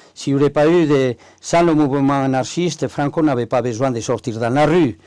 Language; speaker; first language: French; non-native, fluent; Spanish